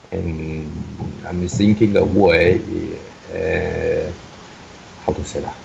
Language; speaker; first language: English; non-native, learner; Chinese